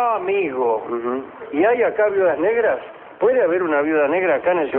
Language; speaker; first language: Spanish; native; Spanish